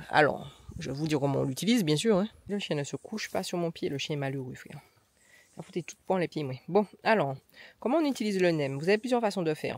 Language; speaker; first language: French; native; French